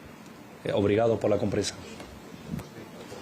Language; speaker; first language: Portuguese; non-native, learner; Spanish